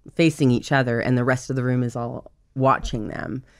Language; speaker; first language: English; native; English